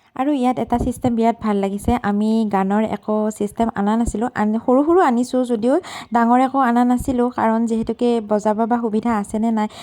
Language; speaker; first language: Assamese; native; Assamese